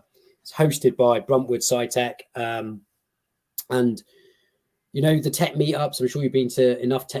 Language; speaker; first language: English; native; English